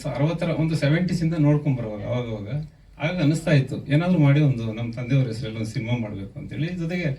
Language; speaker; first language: Kannada; native; Kannada